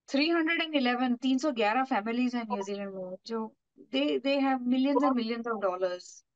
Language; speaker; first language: Hindi; non-native, local second language; Marathi